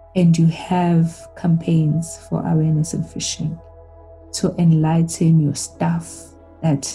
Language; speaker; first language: English; non-native, local second language; Zulu